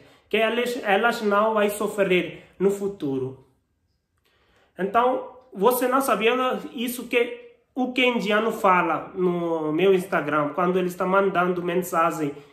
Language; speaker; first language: Portuguese; non-native, learner; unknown